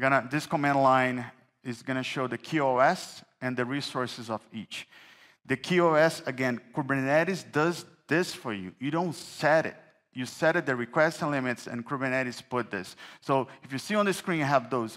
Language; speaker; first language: English; non-native, fluent; Portuguese